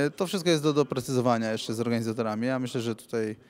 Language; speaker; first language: Polish; native; Polish